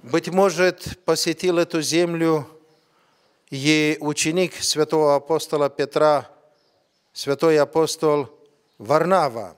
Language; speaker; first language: Russian; non-native, fluent; Romanian